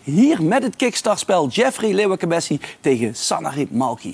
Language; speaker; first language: Dutch; native; Dutch